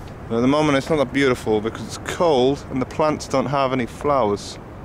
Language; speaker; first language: English; native; English